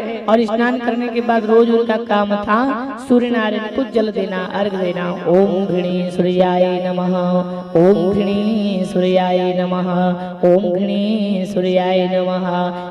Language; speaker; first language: Hindi; non-native, local second language; Chhattisgarhi